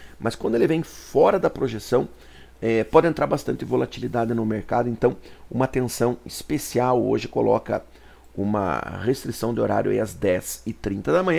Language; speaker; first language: Portuguese; native; Portuguese